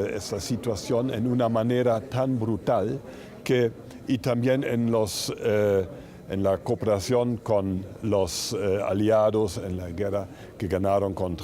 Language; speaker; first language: Spanish; non-native, fluent; German